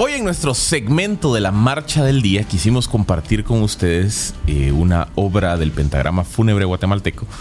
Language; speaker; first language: Spanish; native; Spanish